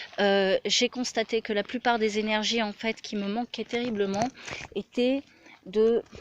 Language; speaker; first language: French; native; French